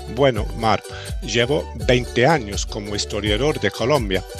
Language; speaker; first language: Spanish; non-native, fluent; English